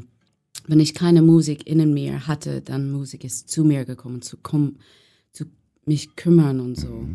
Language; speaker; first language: German; non-native, fluent; English